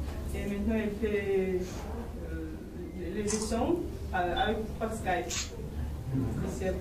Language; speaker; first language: French; non-native, learner; Georgian